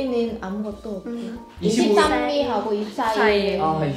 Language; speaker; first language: Korean; non-native, learner; Vietnamese